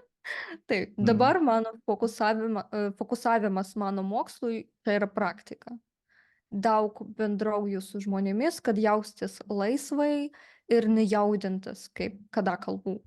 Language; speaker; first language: Lithuanian; non-native, fluent; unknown